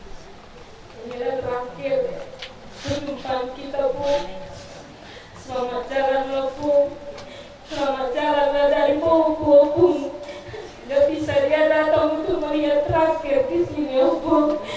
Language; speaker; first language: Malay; non-native, local second language; Batak Toba